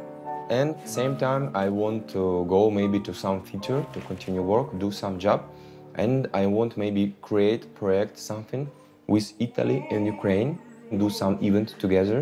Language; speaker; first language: English; non-native, learner; Ukrainian